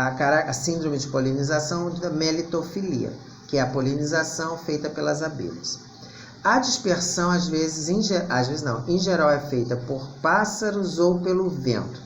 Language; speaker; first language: Portuguese; native; Portuguese